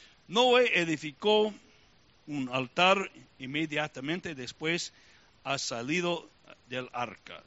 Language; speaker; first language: Spanish; non-native, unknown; English